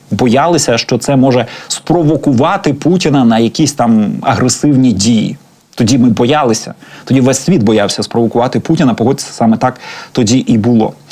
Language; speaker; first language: Ukrainian; native; Ukrainian